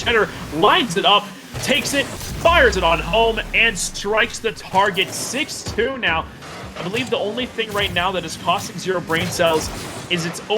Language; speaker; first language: English; native; English